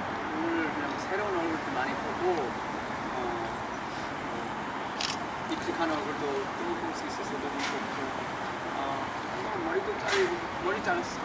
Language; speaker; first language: Korean; early bilingual, heritage; English